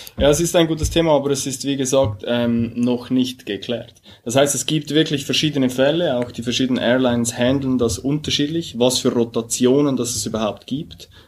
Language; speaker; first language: German; native; German